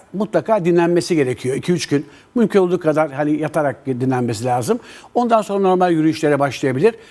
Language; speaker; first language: Turkish; native; Turkish